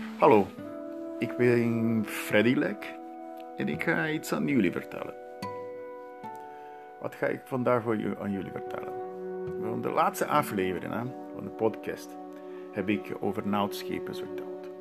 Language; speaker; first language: Dutch; non-native, learner; Portuguese